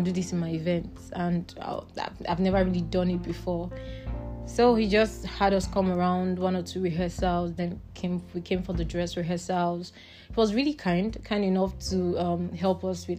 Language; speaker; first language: English; non-native, local second language; Igbo